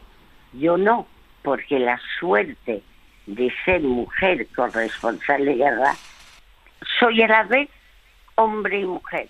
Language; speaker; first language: Spanish; early bilingual, other home language; French